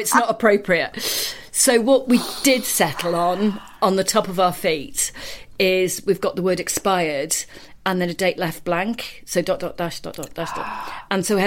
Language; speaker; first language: English; native; English